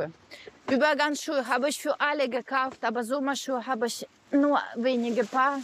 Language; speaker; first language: German; non-native, fluent; Russian